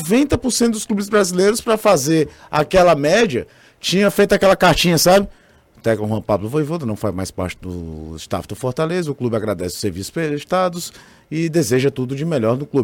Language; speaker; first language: Portuguese; native; Portuguese